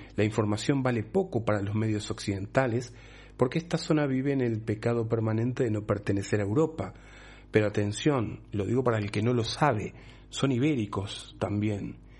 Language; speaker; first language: Spanish; native; Spanish